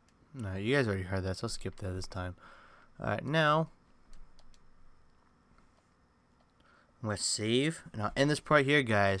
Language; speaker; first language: English; native; English